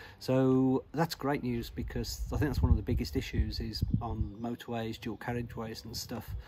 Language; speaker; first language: English; native; English